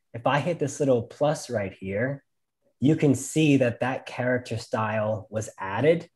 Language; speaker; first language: English; native; English